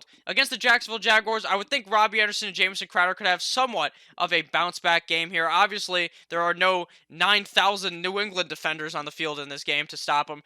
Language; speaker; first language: English; native; English